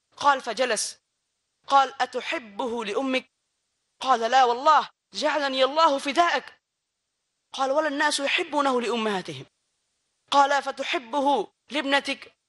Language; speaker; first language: Arabic; non-native, fluent; Bangla